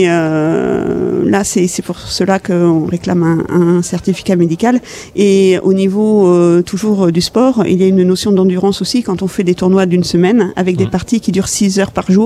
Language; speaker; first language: French; native; French